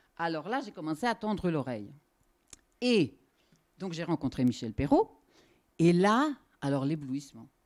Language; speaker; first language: French; native; French